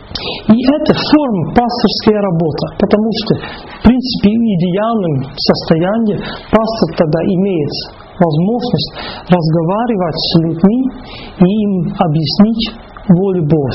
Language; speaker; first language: Russian; non-native, fluent; Dutch